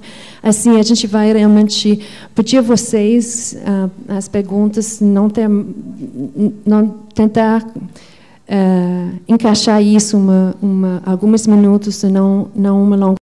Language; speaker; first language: Portuguese; non-native, fluent; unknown